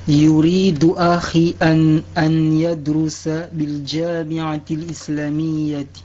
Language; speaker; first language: Arabic; non-native, learner; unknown